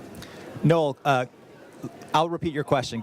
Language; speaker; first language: English; native; English